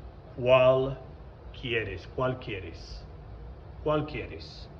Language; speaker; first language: Spanish; non-native, fluent; English